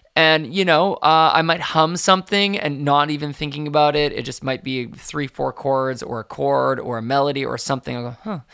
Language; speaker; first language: English; native; English